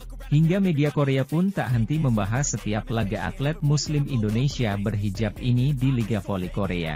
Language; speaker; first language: Indonesian; native; Indonesian